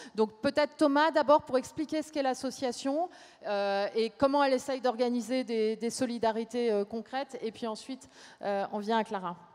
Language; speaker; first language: French; native; French